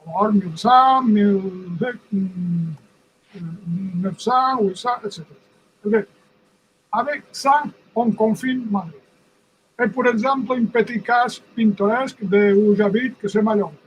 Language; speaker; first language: French; non-native, fluent; Spanish